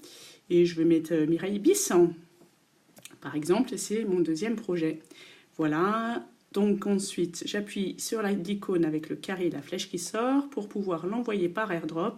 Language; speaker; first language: French; native; French